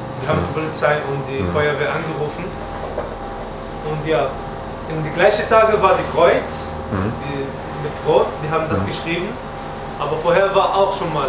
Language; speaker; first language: German; non-native, learner; Arabic